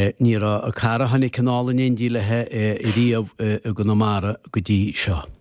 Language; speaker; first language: Irish; native; Irish